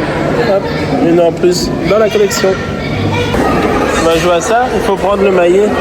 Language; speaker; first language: French; native; French